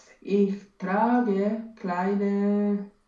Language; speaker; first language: German; non-native, learner; Romanian